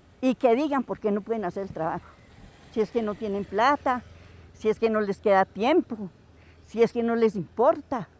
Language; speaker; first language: Spanish; native; Spanish